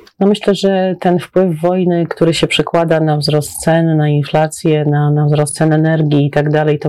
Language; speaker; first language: Polish; native; Polish